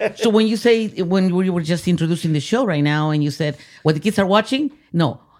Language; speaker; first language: English; early bilingual, other home language; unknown